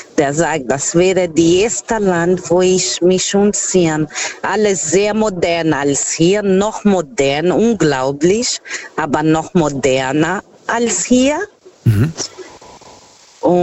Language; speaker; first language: German; non-native, fluent; Portuguese